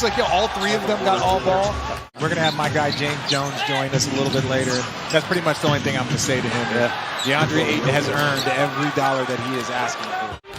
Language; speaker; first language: English; native; English